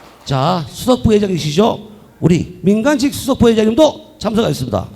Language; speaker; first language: Korean; native; Korean